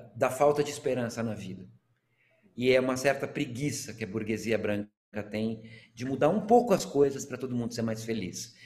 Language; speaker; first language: Portuguese; native; Portuguese